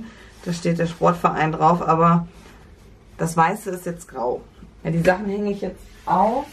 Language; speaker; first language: German; native; German